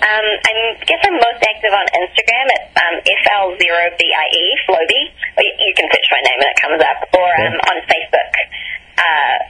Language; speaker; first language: English; native; English